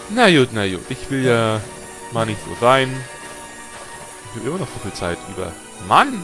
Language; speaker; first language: German; native; German